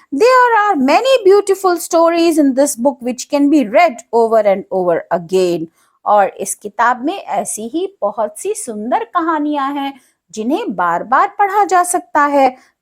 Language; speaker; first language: Hindi; native; Hindi